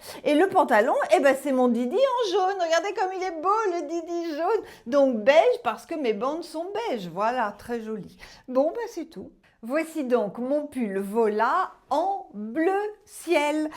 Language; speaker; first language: French; native; French